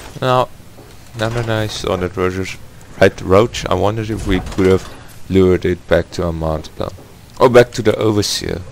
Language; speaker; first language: English; non-native, fluent; Afrikaans